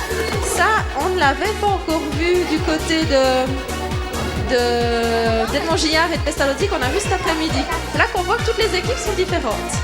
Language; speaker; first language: French; native; French